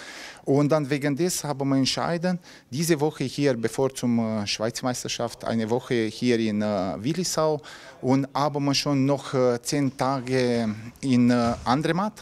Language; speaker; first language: German; non-native, learner; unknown